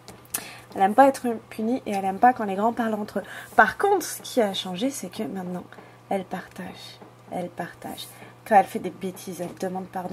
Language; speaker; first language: French; native; French